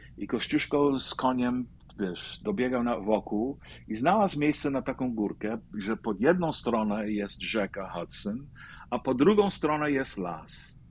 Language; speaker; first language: Polish; early bilingual, heritage; Polish